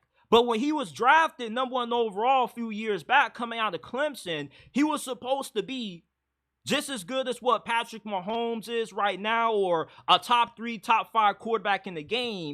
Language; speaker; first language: English; native; English